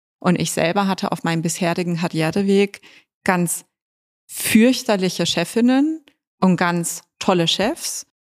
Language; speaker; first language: German; native; German